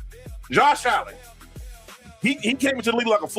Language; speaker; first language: English; native; English